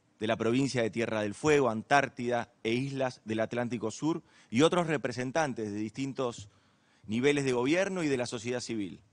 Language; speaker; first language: Spanish; native; Spanish